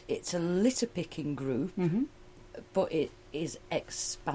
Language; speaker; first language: English; native; English